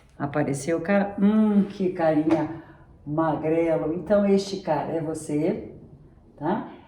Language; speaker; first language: Portuguese; native; Portuguese